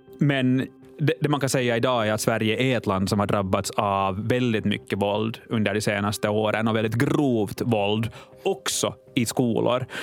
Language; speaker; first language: Swedish; native; Swedish